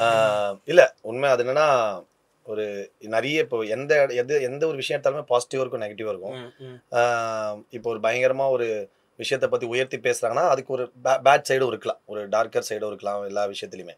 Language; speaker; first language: Tamil; native; Tamil